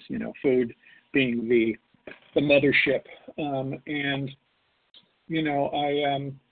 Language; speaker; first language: English; native; English